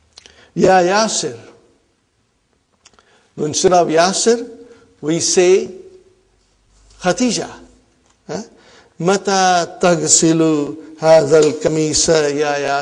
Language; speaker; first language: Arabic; non-native, fluent; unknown